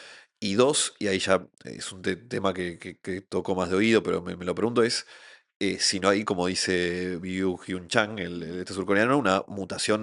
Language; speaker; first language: Spanish; native; Spanish